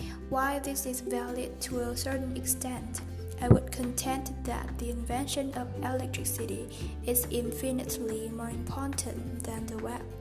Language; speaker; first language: English; non-native, fluent; Vietnamese